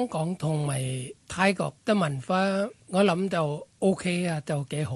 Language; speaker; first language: Cantonese; non-native, fluent; Thai